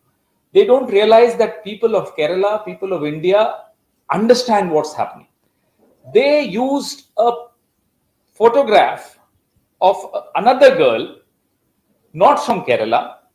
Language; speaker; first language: English; non-native, local second language; Hindi